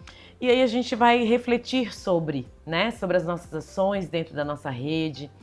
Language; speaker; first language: Portuguese; native; Portuguese